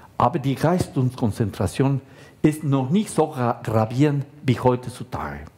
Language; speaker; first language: German; non-native, fluent; Spanish